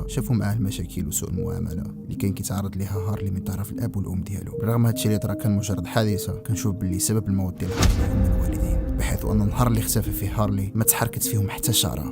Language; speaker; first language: Arabic; native; Arabic